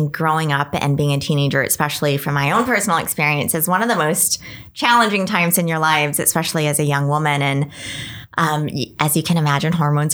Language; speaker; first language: English; native; English